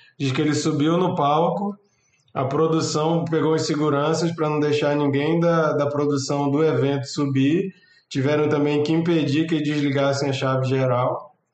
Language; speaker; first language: Portuguese; native; Portuguese